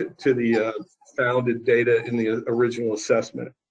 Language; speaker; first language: English; native; English